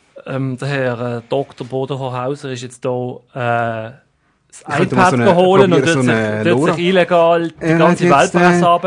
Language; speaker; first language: German; native; German